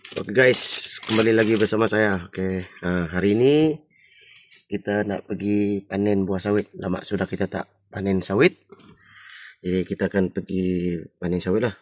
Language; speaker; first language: Malay; non-native, local second language; Iban